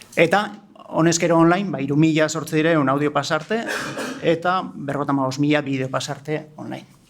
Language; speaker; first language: Basque; native; Basque